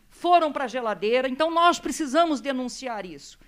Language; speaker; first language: Portuguese; native; Portuguese